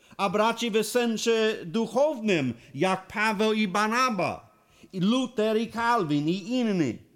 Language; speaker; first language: Polish; non-native, learner; English